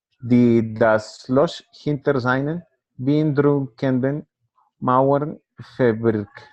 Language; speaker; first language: German; non-native, learner; Spanish